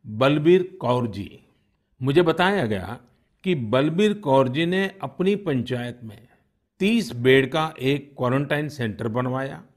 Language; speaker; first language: Hindi; non-native, local second language; Gujarati